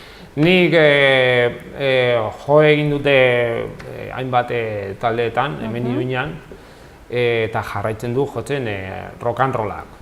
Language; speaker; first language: Basque; non-native, local second language; Spanish